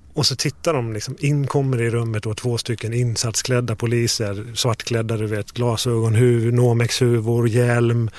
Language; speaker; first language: Swedish; native; Swedish